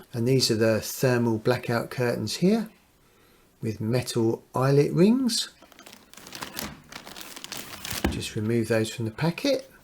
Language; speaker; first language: English; native; English